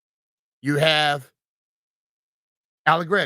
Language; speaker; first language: English; native; English